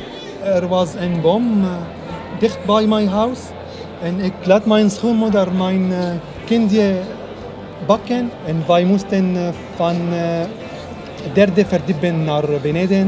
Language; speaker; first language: Dutch; non-native, learner; Arabic